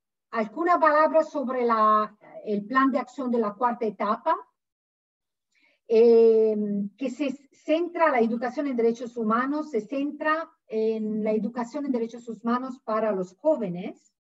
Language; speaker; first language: Spanish; non-native, fluent; Italian